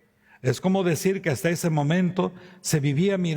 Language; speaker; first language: Spanish; native; Spanish